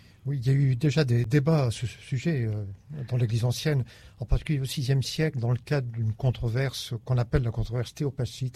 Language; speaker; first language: French; native; French